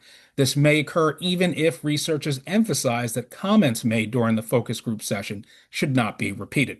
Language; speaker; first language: English; native; English